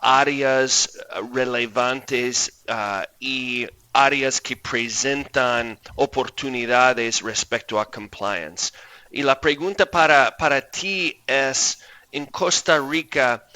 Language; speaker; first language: Spanish; non-native, fluent; English